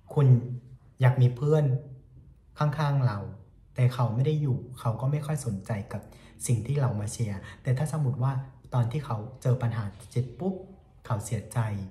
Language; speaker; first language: Thai; non-native, fluent; Vietnamese